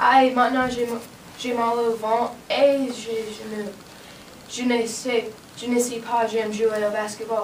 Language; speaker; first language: French; non-native, learner; English